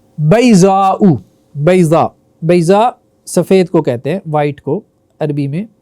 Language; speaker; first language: Urdu; non-native, local second language; Punjabi